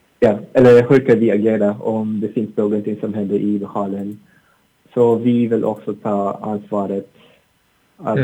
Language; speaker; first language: Swedish; non-native, learner; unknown